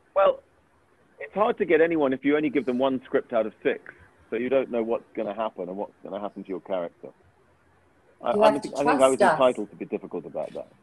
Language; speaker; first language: English; native; English